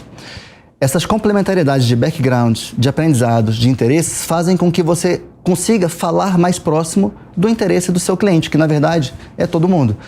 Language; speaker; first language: Portuguese; native; Portuguese